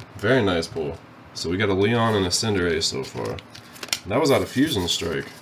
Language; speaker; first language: English; native; English